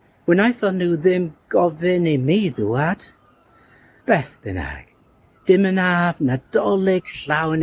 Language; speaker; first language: Welsh; non-native, learner; English